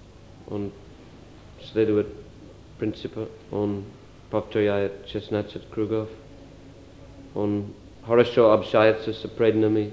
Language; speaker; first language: Russian; non-native, fluent; English